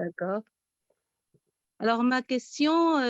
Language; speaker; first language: French; non-native, local second language; Arabic